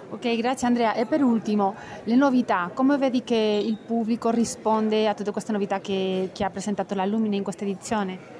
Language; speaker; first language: Italian; non-native, fluent; Spanish